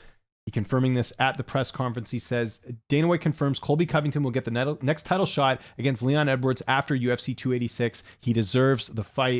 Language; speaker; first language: English; native; English